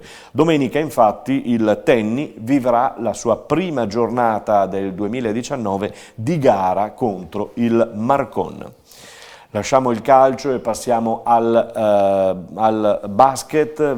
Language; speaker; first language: Italian; native; Italian